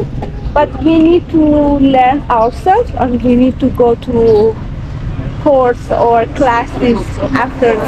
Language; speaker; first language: English; non-native, learner; Persian